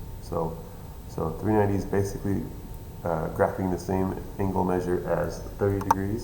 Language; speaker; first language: English; native; English